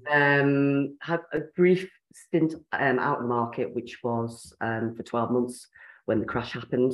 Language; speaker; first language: English; native; English